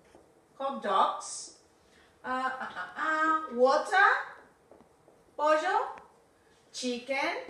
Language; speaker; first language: English; non-native, fluent; Spanish